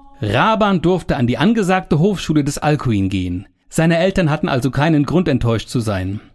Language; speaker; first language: German; native; German